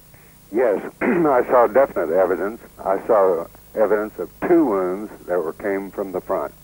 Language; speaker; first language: English; native; English